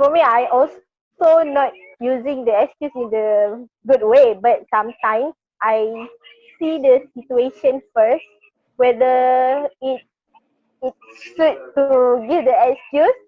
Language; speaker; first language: English; non-native, learner; Malay